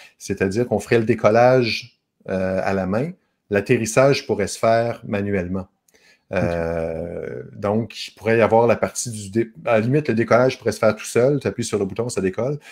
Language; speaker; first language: French; native; French